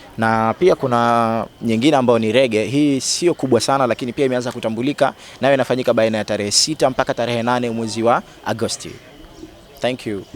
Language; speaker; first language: Swahili; native; Swahili